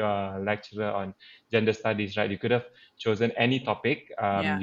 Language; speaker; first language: English; non-native, local second language; Malay